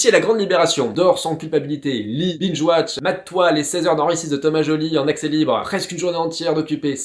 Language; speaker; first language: French; native; French